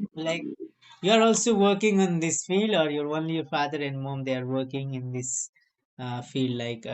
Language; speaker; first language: English; non-native, learner; Nepali